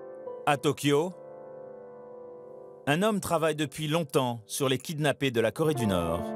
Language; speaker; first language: French; native; French